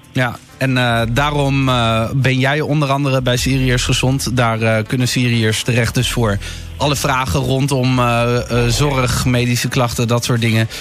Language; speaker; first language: Dutch; native; Dutch